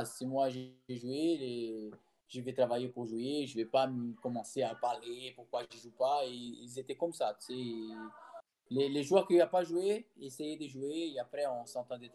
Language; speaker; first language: French; non-native, fluent; Portuguese